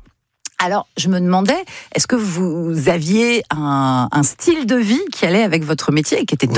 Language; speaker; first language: French; native; French